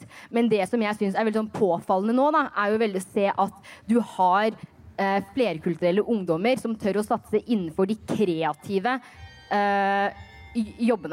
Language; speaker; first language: Norwegian; early bilingual, other home language; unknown